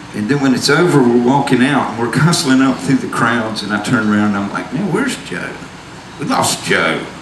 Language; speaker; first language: English; native; English